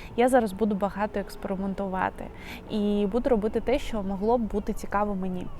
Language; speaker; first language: Ukrainian; non-native, local second language; Russian